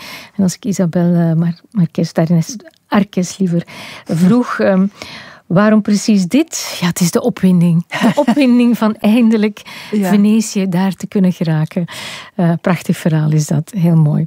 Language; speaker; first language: Dutch; native; Dutch